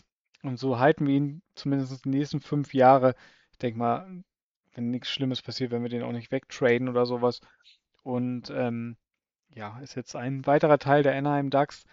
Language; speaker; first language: German; native; German